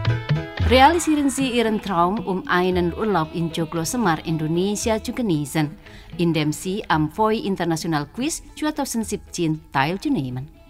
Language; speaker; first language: German; non-native, fluent; Indonesian